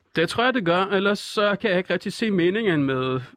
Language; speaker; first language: Danish; non-native, fluent; Persian